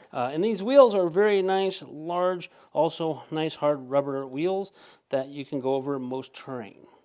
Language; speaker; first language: English; native; English